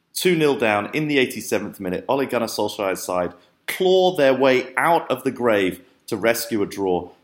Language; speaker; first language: English; native; English